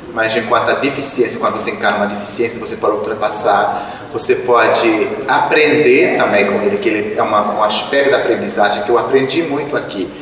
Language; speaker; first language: Portuguese; non-native, local second language; Kabuverdianu